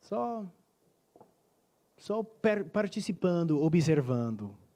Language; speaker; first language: Portuguese; non-native, fluent; English